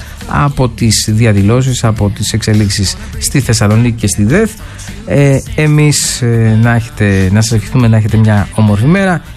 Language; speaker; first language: Greek; native; Greek